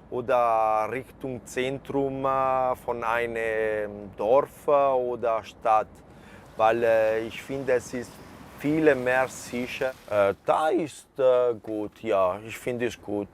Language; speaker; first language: German; non-native, fluent; Italian